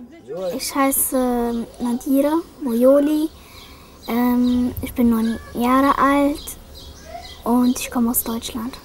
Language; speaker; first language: German; early bilingual, other home language; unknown